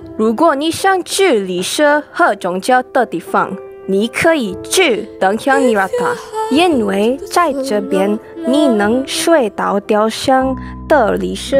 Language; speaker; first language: Chinese; non-native, learner; Indonesian